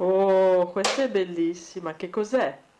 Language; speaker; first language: Italian; native; Italian